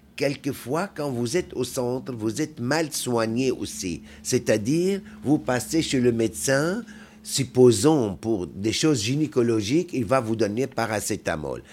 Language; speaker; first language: French; non-native, fluent; Arabic